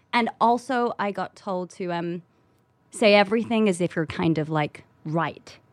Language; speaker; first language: English; native; English